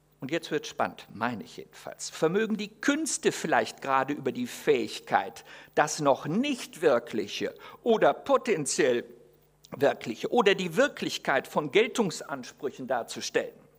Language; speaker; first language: German; native; German